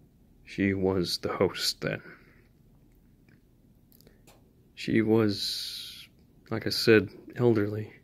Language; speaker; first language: English; native; English